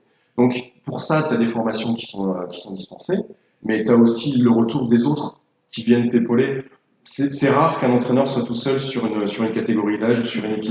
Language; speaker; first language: French; native; French